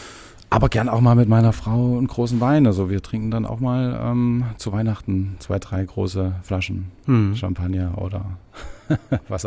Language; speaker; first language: German; native; German